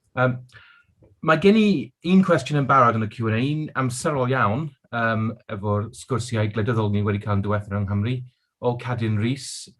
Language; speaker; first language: Welsh; non-native, local second language; English